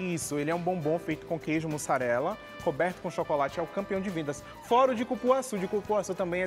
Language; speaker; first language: Portuguese; native; Portuguese